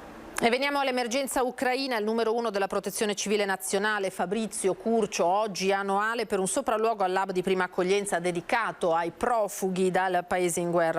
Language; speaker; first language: Italian; native; Italian